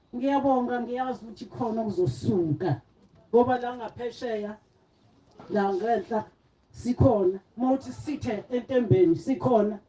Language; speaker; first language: Zulu; native; Zulu